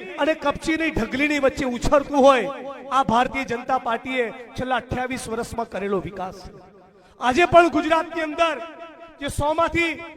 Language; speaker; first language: Gujarati; native; Gujarati